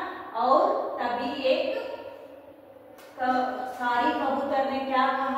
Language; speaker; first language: Hindi; non-native, local second language; Kannada